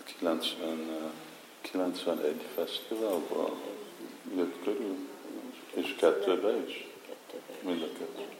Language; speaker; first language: Hungarian; early bilingual, heritage; Hungarian